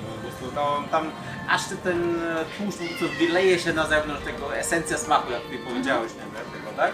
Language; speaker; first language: Polish; non-native, fluent; Chinese